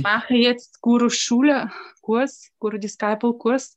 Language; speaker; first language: German; non-native, learner; Russian